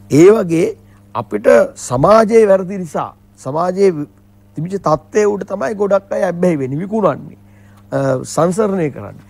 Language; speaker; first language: Sinhala; native; Sinhala